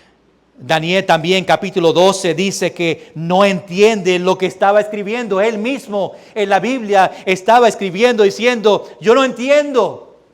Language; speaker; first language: Spanish; early bilingual, heritage; Spanish